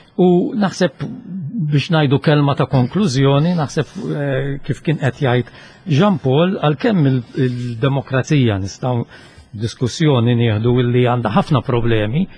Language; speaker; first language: Maltese; native; Maltese